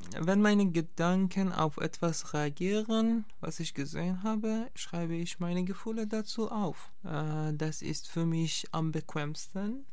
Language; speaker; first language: German; non-native, fluent; Persian